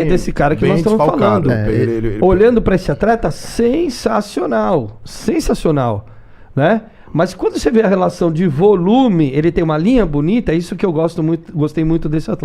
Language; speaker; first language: Portuguese; native; Portuguese